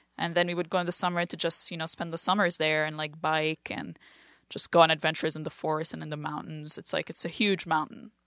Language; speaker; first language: English; non-native, fluent; French